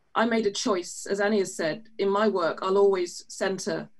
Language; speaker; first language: English; native; English